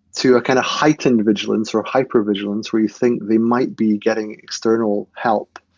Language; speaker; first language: English; native; English